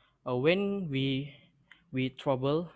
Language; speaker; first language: English; non-native, learner; Indonesian